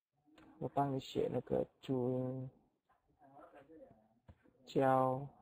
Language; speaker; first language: Chinese; non-native, fluent; Indonesian